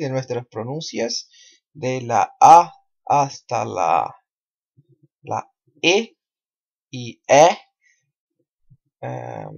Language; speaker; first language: Spanish; non-native, fluent; Portuguese